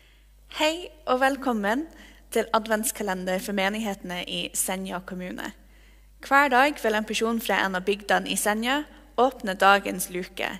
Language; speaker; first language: Norwegian; native; Norwegian